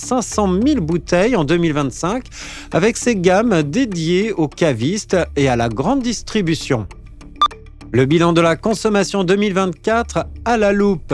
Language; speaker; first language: French; native; French